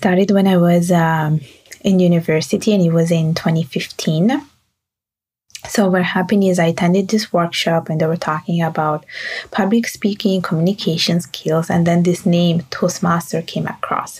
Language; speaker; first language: English; non-native, fluent; Italian